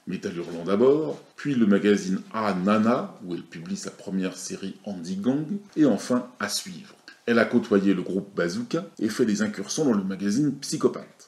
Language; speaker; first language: French; native; French